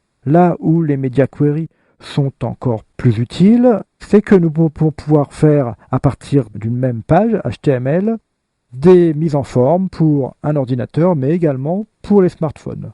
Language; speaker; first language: French; native; French